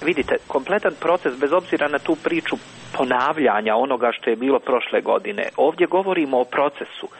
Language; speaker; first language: Croatian; native; Croatian